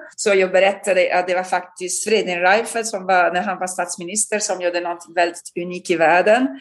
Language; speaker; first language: Swedish; non-native, fluent; Italian